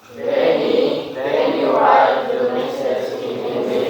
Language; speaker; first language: English; non-native, learner; Indonesian